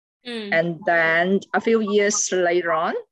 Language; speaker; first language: English; non-native, local second language; Cantonese